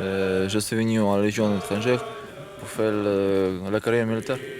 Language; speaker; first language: French; non-native, learner; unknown